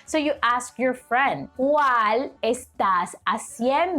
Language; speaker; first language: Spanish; non-native, fluent; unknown